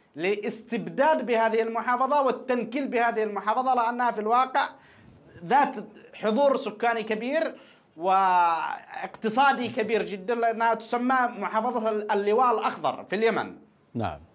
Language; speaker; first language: Arabic; native; Arabic